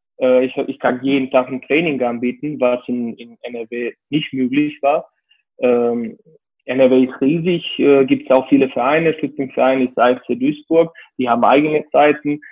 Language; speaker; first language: German; non-native, fluent; Serbian